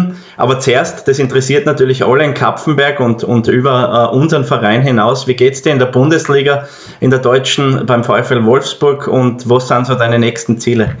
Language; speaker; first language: German; native; German